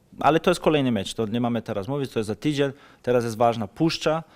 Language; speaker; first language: Polish; non-native, fluent; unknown